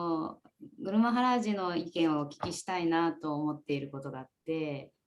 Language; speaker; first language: Japanese; native; Japanese